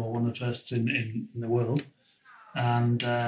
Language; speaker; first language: English; native; English